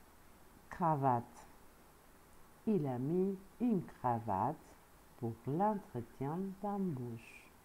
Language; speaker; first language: French; non-native, fluent; Spanish